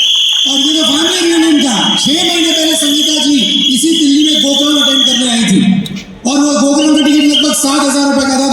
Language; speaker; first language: Hindi; native; Hindi